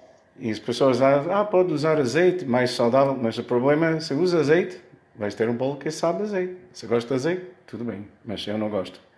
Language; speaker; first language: Portuguese; early bilingual, heritage; Portuguese